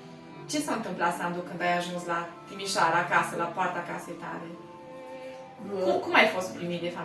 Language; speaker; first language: Romanian; native; Romanian